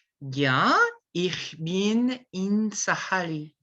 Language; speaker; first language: German; non-native, learner; English